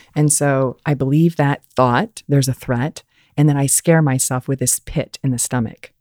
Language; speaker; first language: English; native; English